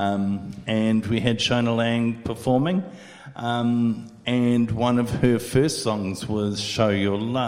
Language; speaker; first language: English; native; English